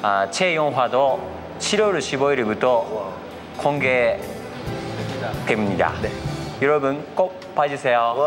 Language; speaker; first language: Korean; non-native, learner; Japanese